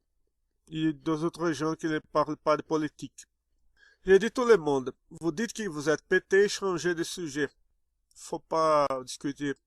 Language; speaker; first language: French; non-native, fluent; Portuguese